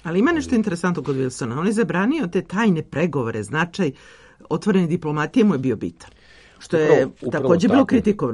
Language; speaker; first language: Serbian; native; Serbian